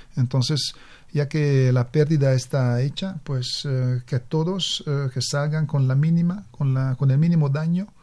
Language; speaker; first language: Spanish; non-native, fluent; Hungarian